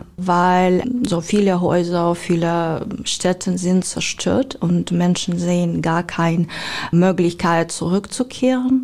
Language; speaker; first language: German; non-native, learner; Ukrainian